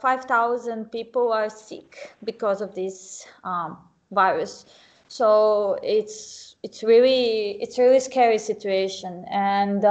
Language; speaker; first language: English; non-native, fluent; Serbian